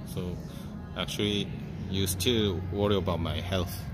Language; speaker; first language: English; non-native, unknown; Korean